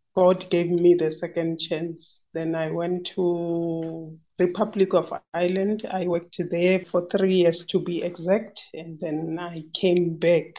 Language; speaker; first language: English; non-native, local second language; Northern Sotho